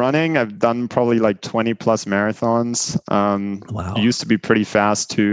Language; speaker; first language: English; non-native, fluent; German